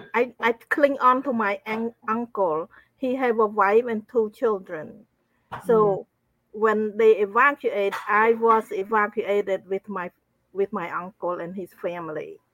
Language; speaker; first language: English; non-native, fluent; Khmer